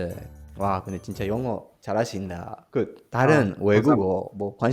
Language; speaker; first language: Korean; non-native, learner; Spanish